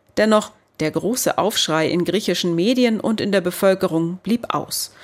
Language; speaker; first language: German; native; German